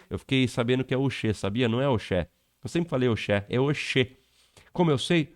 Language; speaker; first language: Portuguese; native; Portuguese